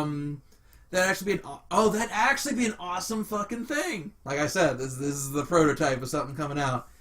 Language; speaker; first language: English; native; English